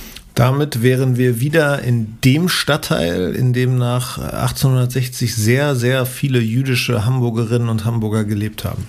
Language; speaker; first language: German; native; German